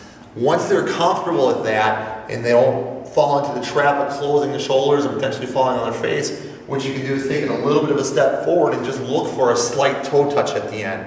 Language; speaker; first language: English; native; English